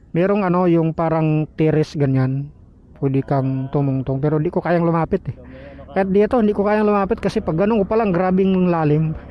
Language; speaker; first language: Filipino; non-native, local second language; Cebuano